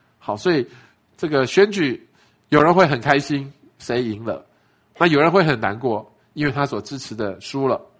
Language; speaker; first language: Chinese; native; Chinese